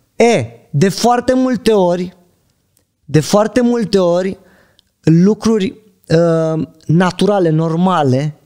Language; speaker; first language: Romanian; native; Romanian